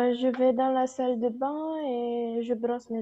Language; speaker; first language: French; non-native, learner; Romanian